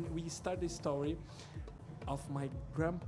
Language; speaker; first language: English; non-native, fluent; Portuguese